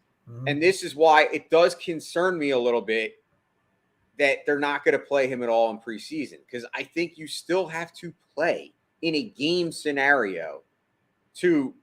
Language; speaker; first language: English; native; English